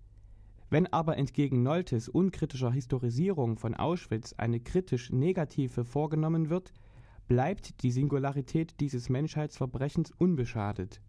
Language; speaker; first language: German; native; German